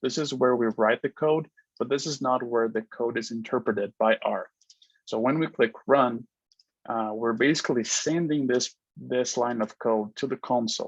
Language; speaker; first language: English; non-native, fluent; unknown